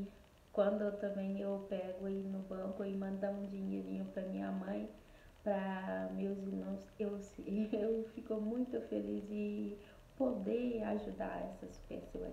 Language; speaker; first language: Portuguese; non-native, fluent; Haitian Creole